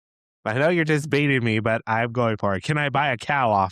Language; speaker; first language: English; native; English